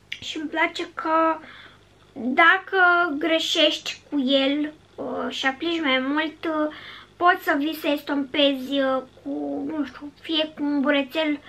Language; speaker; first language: Romanian; native; Romanian